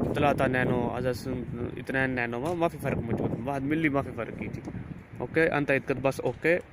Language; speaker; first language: Arabic; non-native, learner; Urdu